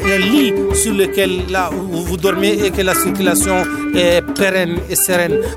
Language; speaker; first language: French; non-native, local second language; Tamasheq